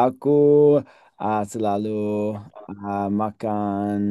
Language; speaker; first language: Indonesian; non-native, learner; English